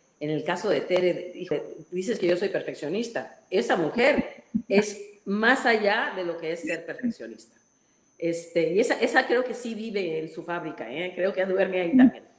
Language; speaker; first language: Spanish; non-native, fluent; English